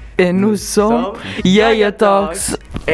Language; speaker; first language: French; non-native, local second language; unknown